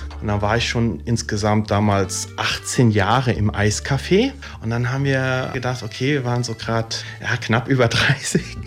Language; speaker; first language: German; early bilingual, other home language; Italian